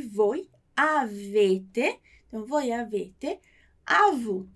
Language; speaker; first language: Italian; non-native, fluent; Portuguese